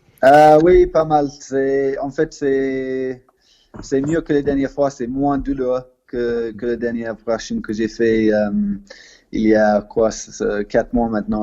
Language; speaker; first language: French; non-native, fluent; English